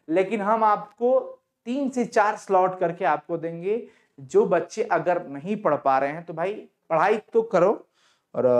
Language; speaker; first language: Hindi; native; Hindi